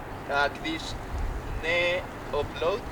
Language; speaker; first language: Czech; non-native, learner; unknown